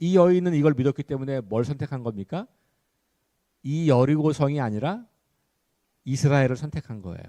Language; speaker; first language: Korean; native; Korean